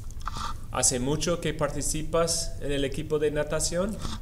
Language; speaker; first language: Spanish; non-native, fluent; English